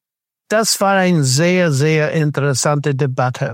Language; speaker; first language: German; non-native, fluent; English